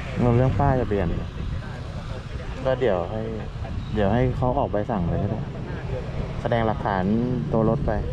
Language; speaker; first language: Thai; native; Thai